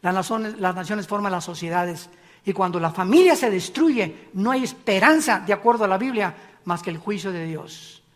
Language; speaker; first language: Spanish; native; Spanish